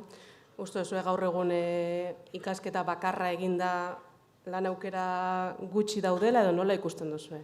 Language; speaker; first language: Basque; native; Basque